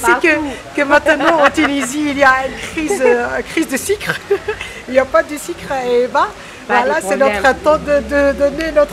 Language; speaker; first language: French; non-native, local second language; Arabic